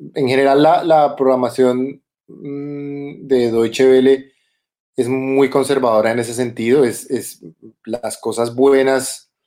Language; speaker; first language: Spanish; native; Spanish